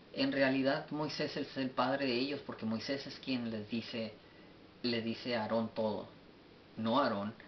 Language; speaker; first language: Spanish; early bilingual, heritage; Spanish